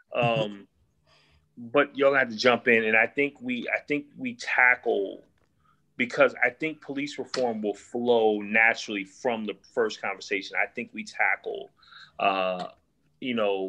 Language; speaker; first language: English; native; English